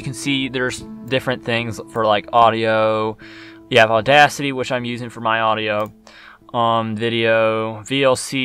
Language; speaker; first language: English; native; English